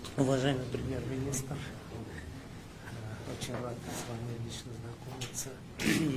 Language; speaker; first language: Russian; non-native, local second language; Armenian